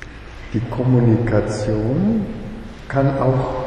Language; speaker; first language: German; non-native, fluent; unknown